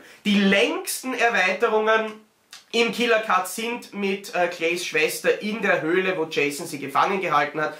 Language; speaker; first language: German; native; German